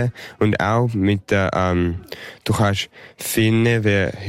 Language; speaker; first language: German; early bilingual, heritage; English